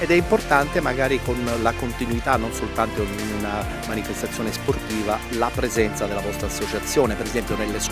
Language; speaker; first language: Italian; native; Italian